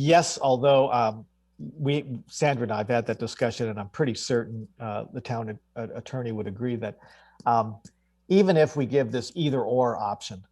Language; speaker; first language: English; native; English